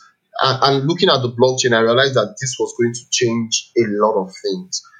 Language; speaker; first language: English; non-native, local second language; Igbo